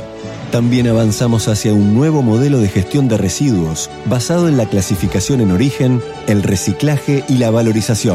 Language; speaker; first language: Spanish; native; Spanish